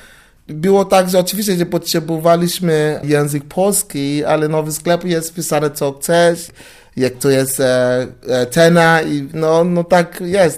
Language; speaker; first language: Polish; non-native, learner; English